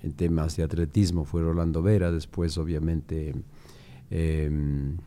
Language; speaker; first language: Spanish; native; Spanish